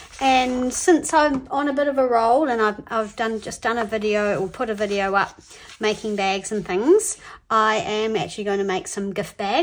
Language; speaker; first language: English; native; English